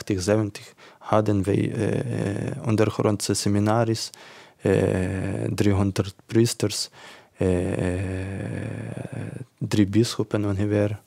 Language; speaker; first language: Dutch; non-native, learner; Ukrainian